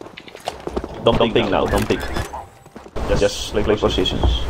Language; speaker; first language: English; non-native, learner; Spanish